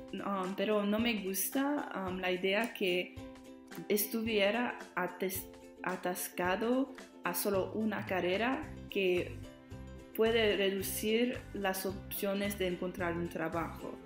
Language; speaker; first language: Spanish; non-native, learner; English